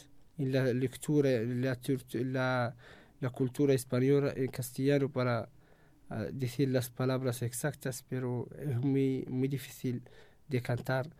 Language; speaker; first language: Spanish; non-native, learner; Arabic